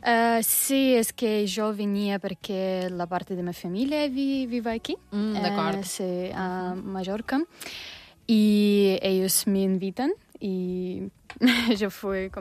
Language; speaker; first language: Catalan; non-native, learner; Russian